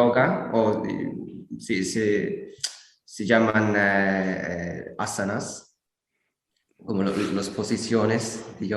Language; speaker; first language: Spanish; non-native, learner; English